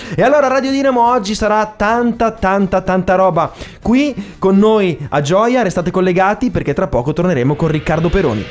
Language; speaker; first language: Italian; native; Italian